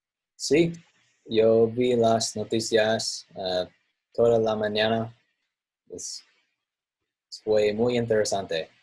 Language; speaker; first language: Spanish; non-native, learner; English